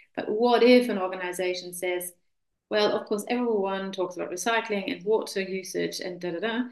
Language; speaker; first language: English; non-native, fluent; German